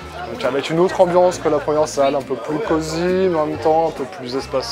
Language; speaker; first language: French; native; French